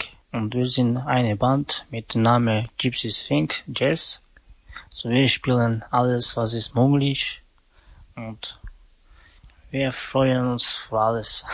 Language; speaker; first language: German; non-native, learner; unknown